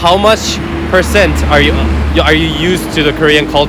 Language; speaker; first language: English; non-native, fluent; Korean